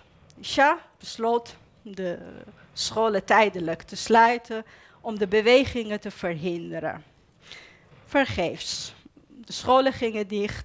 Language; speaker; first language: Dutch; non-native, fluent; Persian